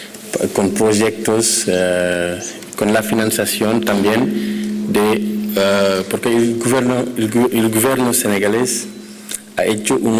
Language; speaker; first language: Spanish; non-native, fluent; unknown